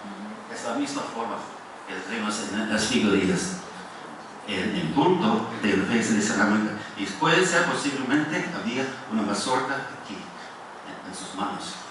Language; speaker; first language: Spanish; non-native, fluent; English